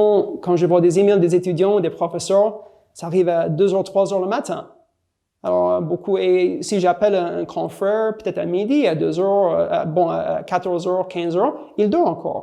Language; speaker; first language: French; non-native, fluent; English